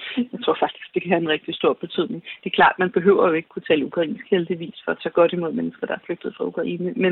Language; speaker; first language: Danish; native; Danish